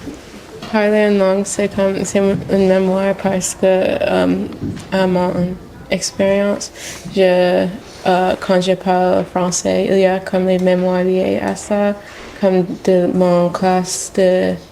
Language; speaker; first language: French; non-native, local second language; English